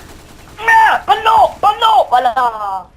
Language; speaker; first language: French; native; French